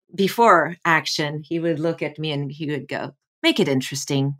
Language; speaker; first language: English; non-native, fluent; French